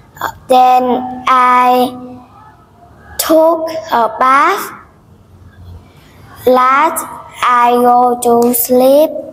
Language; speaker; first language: English; non-native, learner; Vietnamese